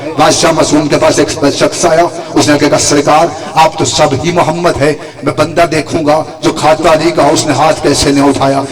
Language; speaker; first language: Urdu; non-native, local second language; Punjabi